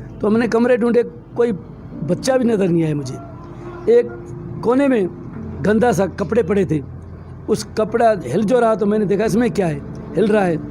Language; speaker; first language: Urdu; non-native, local second language; Sindhi